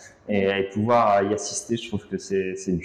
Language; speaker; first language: French; native; French